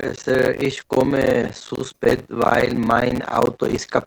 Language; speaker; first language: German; non-native, learner; Spanish